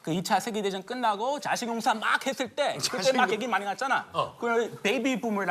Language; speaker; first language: Korean; non-native, fluent; English